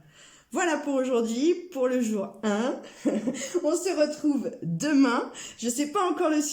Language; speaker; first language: French; native; French